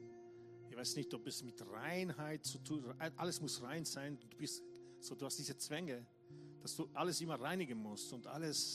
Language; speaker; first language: German; non-native, fluent; English